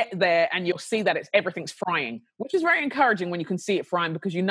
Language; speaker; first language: English; native; English